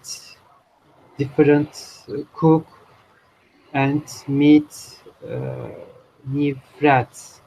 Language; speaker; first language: English; non-native, learner; Turkish